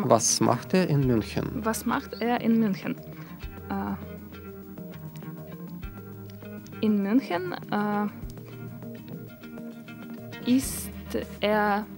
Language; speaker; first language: German; non-native, fluent; Russian